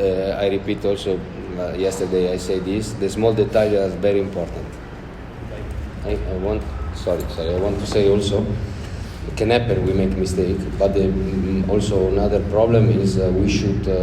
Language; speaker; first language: English; non-native, learner; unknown